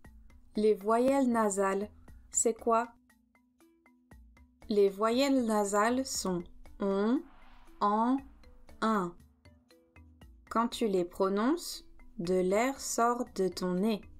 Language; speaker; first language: French; native; French